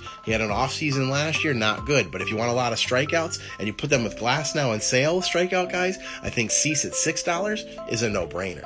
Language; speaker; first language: English; native; English